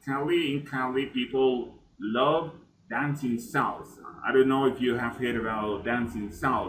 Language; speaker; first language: English; non-native, fluent; Spanish